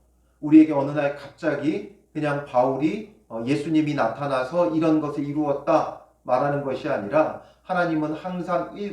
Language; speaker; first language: Korean; native; Korean